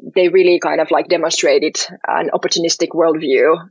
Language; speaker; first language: English; non-native, fluent; Finnish